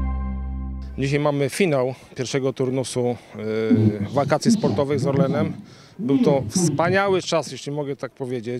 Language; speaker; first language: Polish; native; Polish